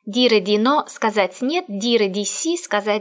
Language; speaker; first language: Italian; non-native, fluent; Russian